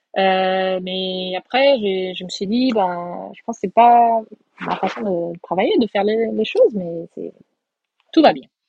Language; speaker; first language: French; non-native, fluent; Portuguese